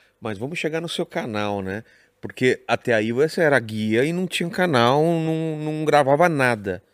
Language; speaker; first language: Portuguese; native; Portuguese